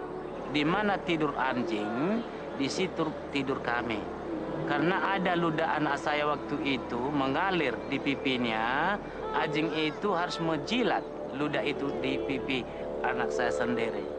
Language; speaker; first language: Indonesian; non-native, local second language; Nias